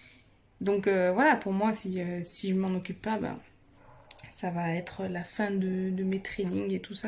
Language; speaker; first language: French; native; French